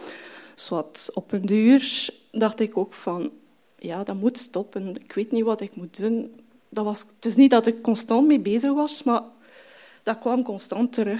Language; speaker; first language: Dutch; non-native, fluent; French